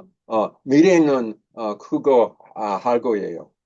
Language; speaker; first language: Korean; non-native, learner; English